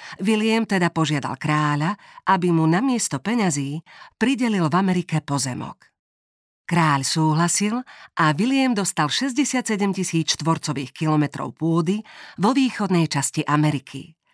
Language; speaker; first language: Slovak; native; Slovak